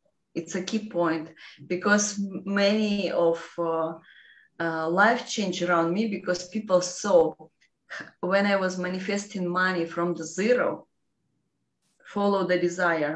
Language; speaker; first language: English; non-native, fluent; Russian